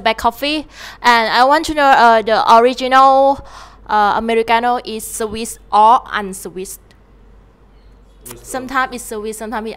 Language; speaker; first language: English; non-native, learner; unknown